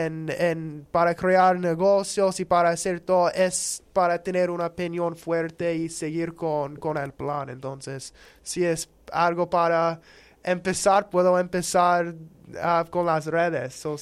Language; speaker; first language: Spanish; non-native, fluent; English